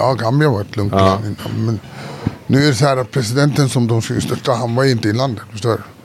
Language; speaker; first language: Swedish; early bilingual, other home language; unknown